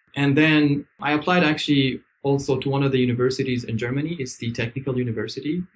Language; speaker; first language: English; non-native, fluent; Arabic